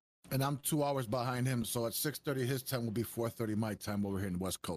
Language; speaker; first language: English; early bilingual, other home language; Spanish